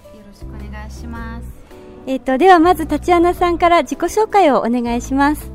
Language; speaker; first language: Japanese; native; Japanese